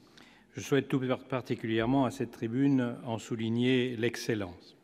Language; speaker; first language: French; native; French